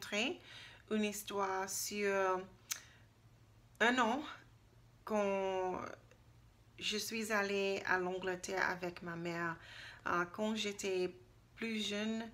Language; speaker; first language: French; non-native, learner; English